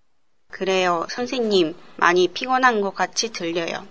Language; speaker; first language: Korean; non-native, learner; Japanese